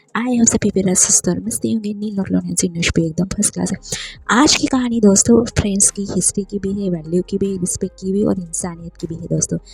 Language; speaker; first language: Hindi; non-native, local second language; Marathi